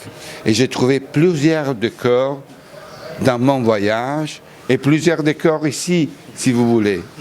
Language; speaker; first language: French; non-native, fluent; Italian